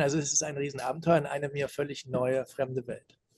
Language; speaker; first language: German; native; German